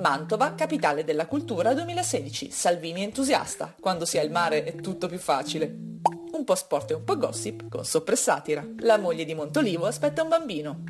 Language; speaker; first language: Italian; native; Italian